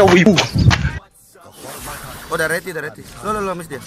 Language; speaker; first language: Indonesian; native; Indonesian